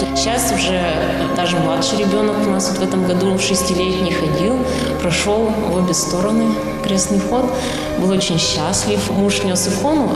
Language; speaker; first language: Russian; native; Russian